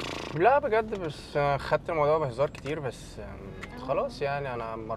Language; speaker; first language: Arabic; native; Arabic